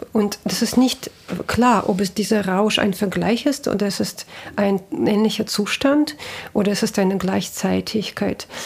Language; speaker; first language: German; non-native, fluent; Russian